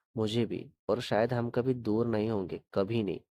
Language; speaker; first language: Hindi; non-native, local second language; Marathi